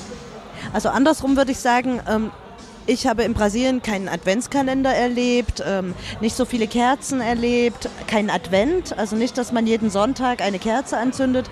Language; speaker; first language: German; native; German